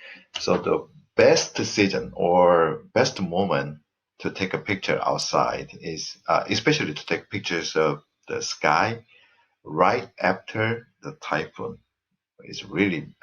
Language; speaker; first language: English; non-native, fluent; Korean